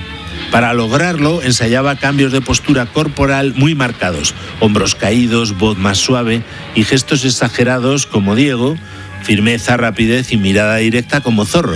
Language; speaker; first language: Spanish; native; Spanish